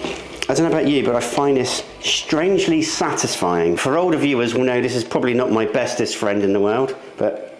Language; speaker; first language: English; native; English